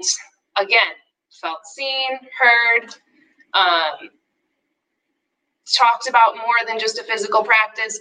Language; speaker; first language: English; native; English